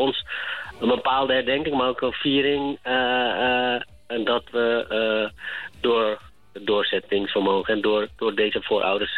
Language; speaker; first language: Dutch; native; Dutch